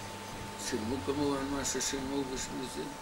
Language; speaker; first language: Hebrew; non-native, fluent; Hungarian